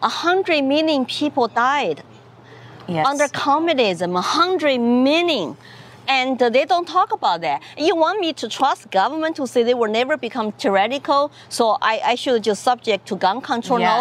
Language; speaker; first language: English; non-native, fluent; Chinese